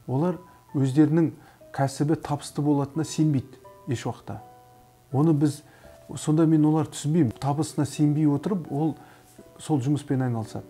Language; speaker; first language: Kazakh; native; Kazakh